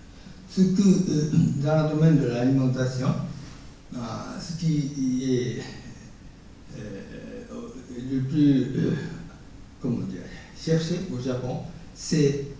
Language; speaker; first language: French; non-native, fluent; Japanese